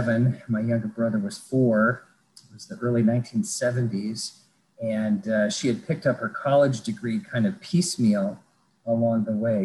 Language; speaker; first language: English; native; English